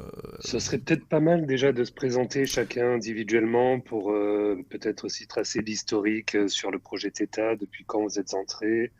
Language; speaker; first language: French; native; French